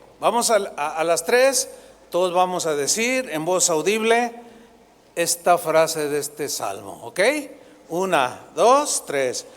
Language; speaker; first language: Spanish; native; Spanish